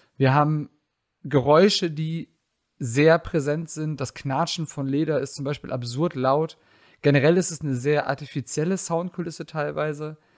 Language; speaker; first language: German; native; German